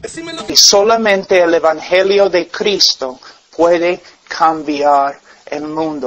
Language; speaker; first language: Spanish; non-native, fluent; English